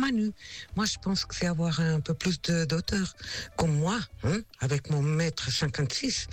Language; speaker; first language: French; non-native, fluent; Portuguese